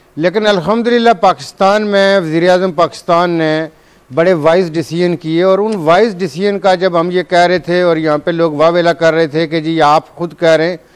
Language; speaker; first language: Urdu; non-native, local second language; Punjabi